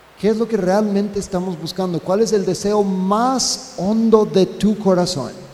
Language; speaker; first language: Spanish; non-native, fluent; English